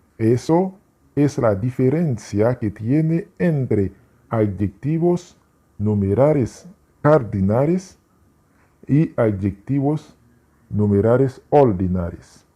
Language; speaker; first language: Spanish; non-native, fluent; Haitian Creole